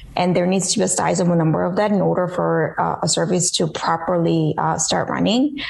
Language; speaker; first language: English; early bilingual, other home language; Korean